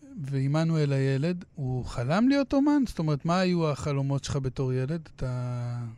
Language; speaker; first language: Hebrew; native; Hebrew